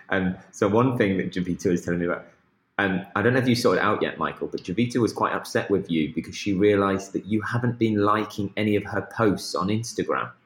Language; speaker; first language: English; native; English